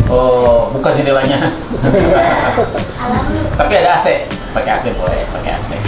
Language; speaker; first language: Indonesian; native; Indonesian